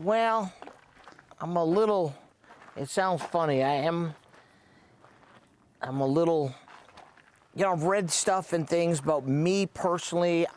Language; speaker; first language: English; native; English